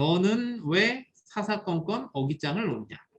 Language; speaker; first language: Korean; native; Korean